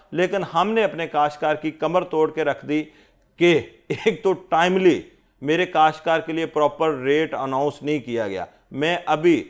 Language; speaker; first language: Urdu; non-native, local second language; Punjabi